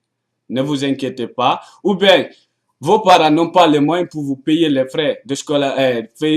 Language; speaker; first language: French; non-native, local second language; Arabic